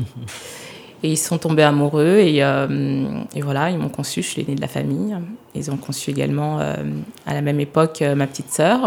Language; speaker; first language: French; early bilingual, other home language; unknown